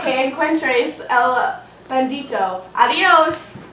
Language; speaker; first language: Spanish; non-native, learner; English